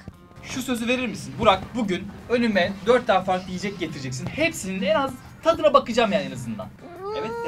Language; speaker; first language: Turkish; native; Turkish